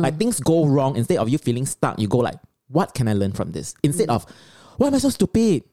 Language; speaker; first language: English; non-native, local second language; Chinese